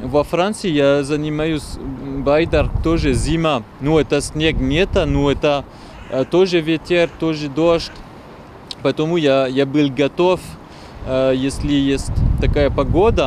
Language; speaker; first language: Russian; non-native, learner; French